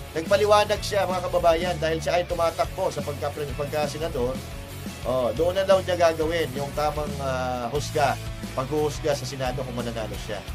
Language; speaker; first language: Filipino; non-native, local second language; Iloko